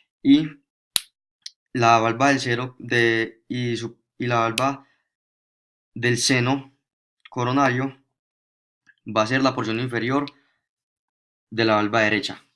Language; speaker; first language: Spanish; native; Spanish